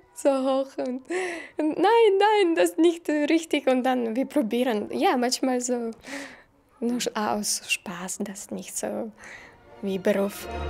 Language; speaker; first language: German; non-native, learner; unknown